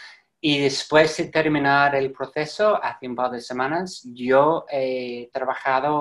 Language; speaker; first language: Spanish; non-native, fluent; English